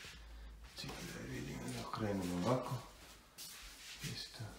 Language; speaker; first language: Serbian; early bilingual, heritage; Serbian